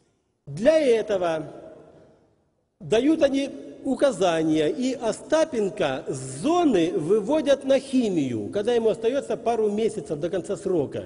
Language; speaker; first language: Russian; native; Russian